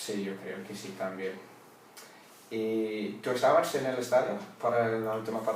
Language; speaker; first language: Spanish; non-native, learner; English